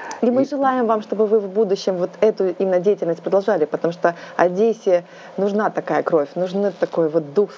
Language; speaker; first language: Russian; native; Russian